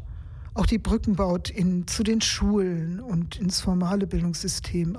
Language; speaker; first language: German; native; German